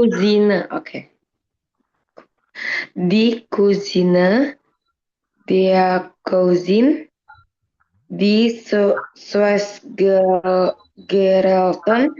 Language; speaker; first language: German; non-native, learner; Indonesian